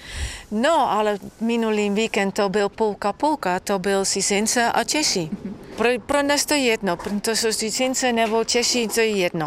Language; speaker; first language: Czech; non-native, learner; Dutch